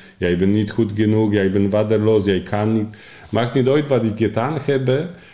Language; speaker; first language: Dutch; non-native, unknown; Polish